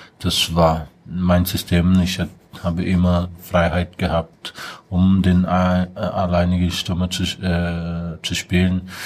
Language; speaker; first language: German; non-native, fluent; Portuguese